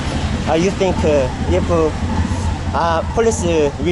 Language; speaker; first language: English; non-native, learner; Korean